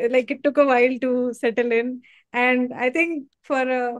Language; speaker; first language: English; non-native, local second language; Hindi